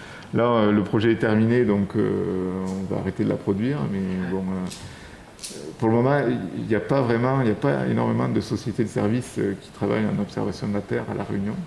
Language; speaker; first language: French; native; French